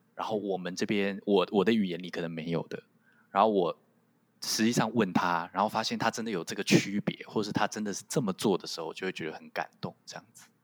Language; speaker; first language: Chinese; non-native, local second language; Min Nan Chinese